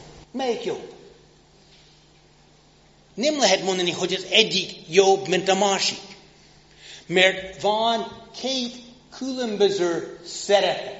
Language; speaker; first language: Hungarian; non-native, fluent; English